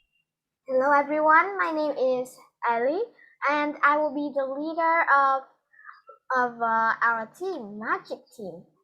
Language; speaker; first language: English; non-native, fluent; Vietnamese